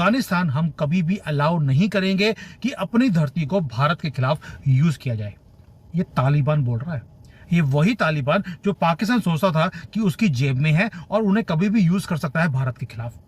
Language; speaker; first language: Hindi; native; Hindi